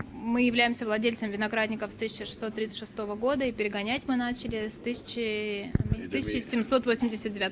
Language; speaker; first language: Russian; native; Russian